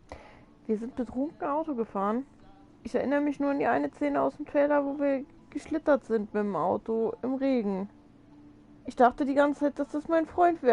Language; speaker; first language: German; native; German